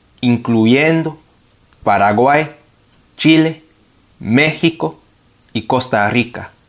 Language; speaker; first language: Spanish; non-native, fluent; English